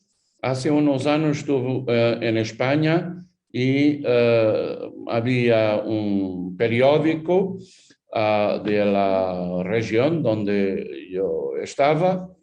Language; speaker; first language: Spanish; non-native, fluent; Portuguese